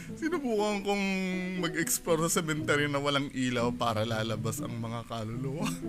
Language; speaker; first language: Filipino; native; Filipino